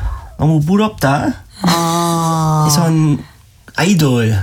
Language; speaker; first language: Korean; non-native, learner; German